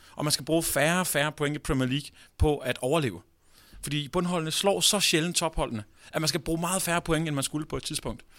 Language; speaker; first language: Danish; native; Danish